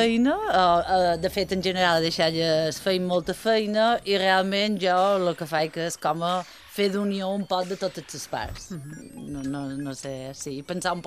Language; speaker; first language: Catalan; native; Catalan